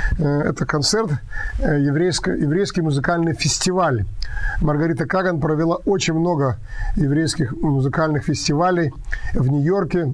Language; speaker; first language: Russian; native; Russian